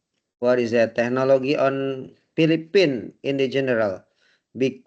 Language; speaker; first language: English; non-native, learner; Indonesian